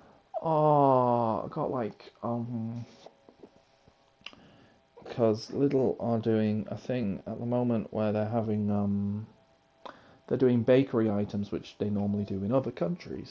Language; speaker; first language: English; native; English